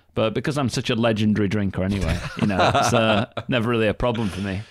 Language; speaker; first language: English; native; English